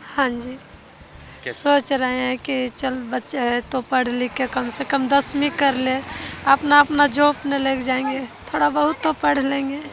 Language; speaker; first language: Hindi; native; Hindi